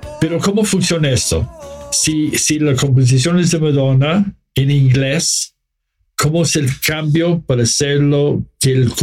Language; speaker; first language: Spanish; non-native, fluent; English